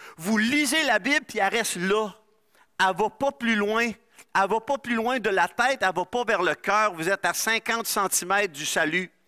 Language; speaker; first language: French; native; French